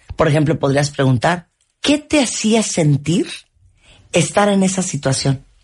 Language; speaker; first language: Spanish; native; Spanish